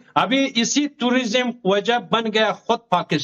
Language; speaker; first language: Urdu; non-native, learner; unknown